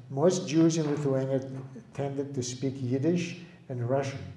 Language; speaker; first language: English; early bilingual, other home language; Lithuanian